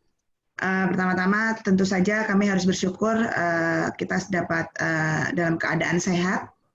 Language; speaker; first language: Indonesian; native; Indonesian